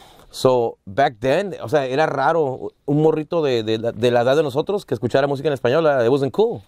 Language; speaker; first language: Spanish; early bilingual, heritage; Spanish